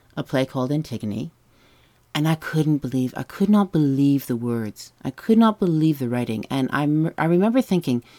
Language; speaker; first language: English; native; English